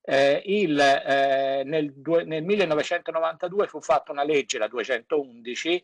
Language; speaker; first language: Italian; native; Italian